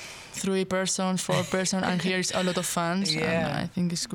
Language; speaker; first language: English; non-native, learner; Spanish